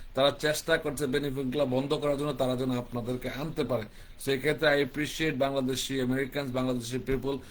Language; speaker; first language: Bangla; early bilingual, heritage; Bangla